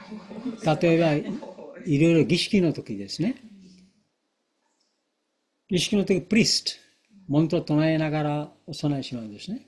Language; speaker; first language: Japanese; non-native, fluent; Bangla